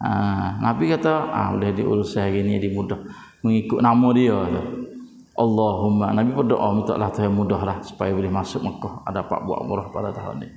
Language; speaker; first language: Malay; native; Malay